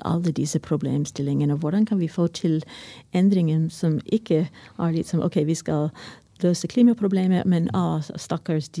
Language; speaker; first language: Norwegian; non-native, fluent; English